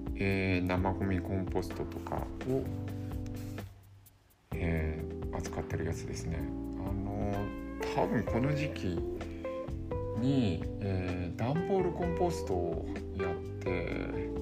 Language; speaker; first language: Japanese; native; Japanese